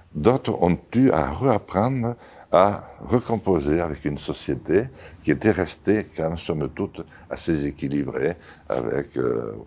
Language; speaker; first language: French; non-native, local second language; Occitan